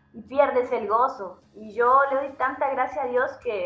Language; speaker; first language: Spanish; native; Spanish